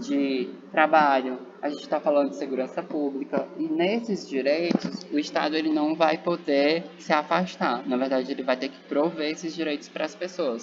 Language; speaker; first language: Portuguese; native; Portuguese